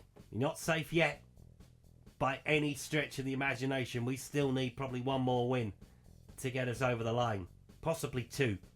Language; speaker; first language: English; native; English